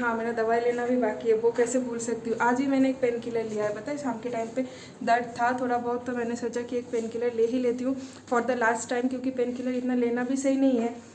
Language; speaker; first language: Hindi; non-native, local second language; Bangla